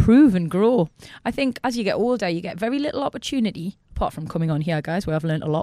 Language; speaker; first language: English; native; English